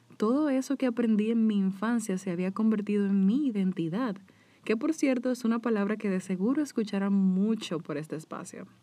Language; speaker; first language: Spanish; native; Spanish